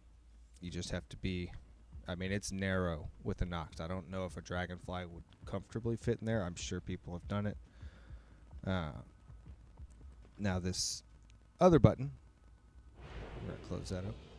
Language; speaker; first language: English; native; English